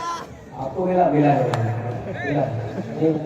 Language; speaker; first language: Hindi; non-native, local second language; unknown